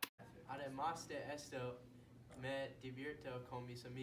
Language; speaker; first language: Spanish; non-native, learner; English